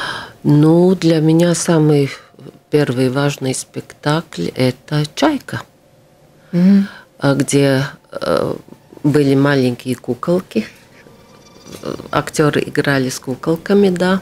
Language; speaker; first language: Russian; non-native, local second language; Latvian